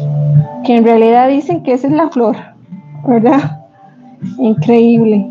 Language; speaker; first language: Spanish; native; Spanish